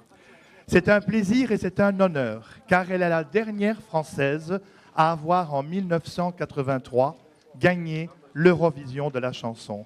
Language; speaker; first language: French; native; French